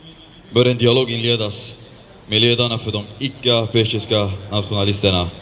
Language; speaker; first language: Swedish; non-native, fluent; Azerbaijani